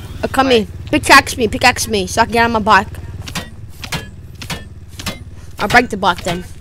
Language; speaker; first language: English; native; English